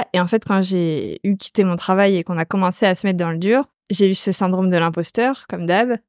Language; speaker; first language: French; native; French